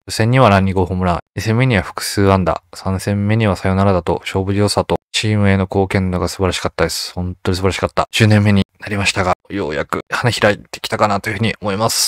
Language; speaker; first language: Japanese; native; Japanese